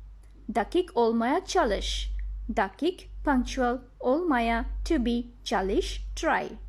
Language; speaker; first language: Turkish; non-native, fluent; Bangla